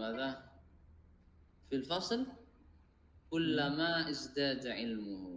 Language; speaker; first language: Arabic; non-native, fluent; Indonesian